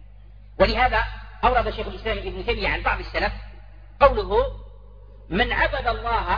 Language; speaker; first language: Arabic; native; Arabic